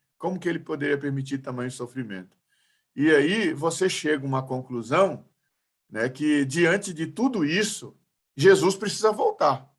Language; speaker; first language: Portuguese; native; Portuguese